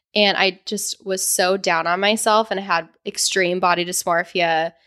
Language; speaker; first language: English; native; English